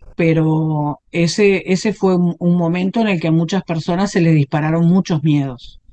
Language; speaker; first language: Spanish; native; Spanish